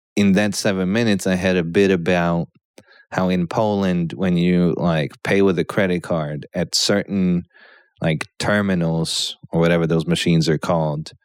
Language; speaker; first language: English; early bilingual, other home language; Polish